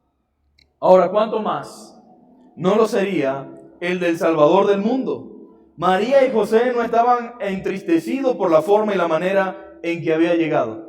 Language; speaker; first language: Spanish; native; Spanish